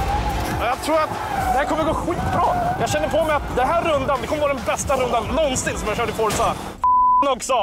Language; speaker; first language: Swedish; native; Swedish